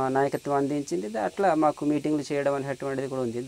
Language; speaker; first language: Telugu; native; Telugu